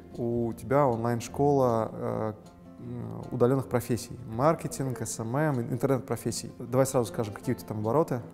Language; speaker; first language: Russian; native; Russian